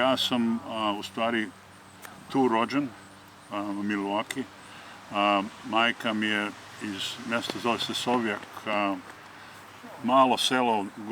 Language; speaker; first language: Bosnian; early bilingual, heritage; Serbian